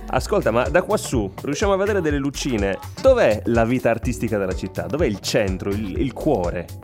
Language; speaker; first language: Italian; native; Italian